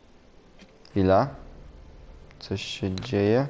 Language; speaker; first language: Polish; native; Polish